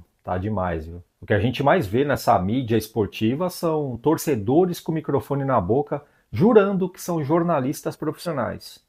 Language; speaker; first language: Portuguese; native; Portuguese